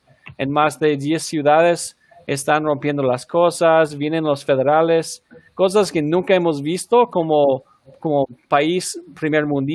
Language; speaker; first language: Spanish; non-native, fluent; English